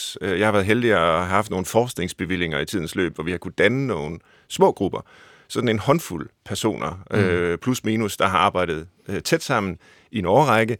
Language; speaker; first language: Danish; native; Danish